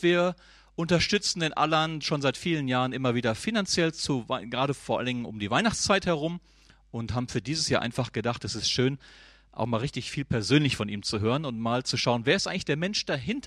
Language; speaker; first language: German; native; German